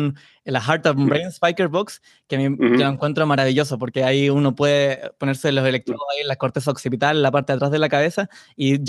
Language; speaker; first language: Spanish; native; Spanish